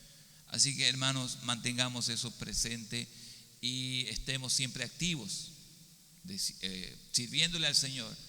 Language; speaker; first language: Spanish; native; Spanish